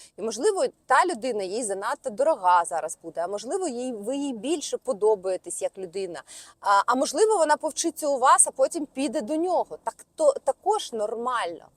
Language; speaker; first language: Ukrainian; non-native, local second language; Russian